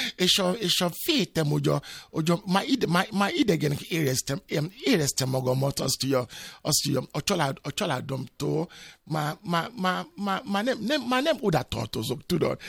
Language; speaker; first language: Hungarian; non-native, fluent; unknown